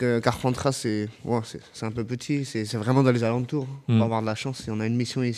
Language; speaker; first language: French; native; French